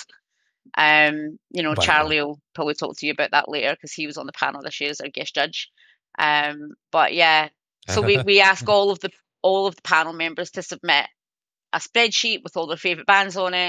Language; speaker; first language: English; native; English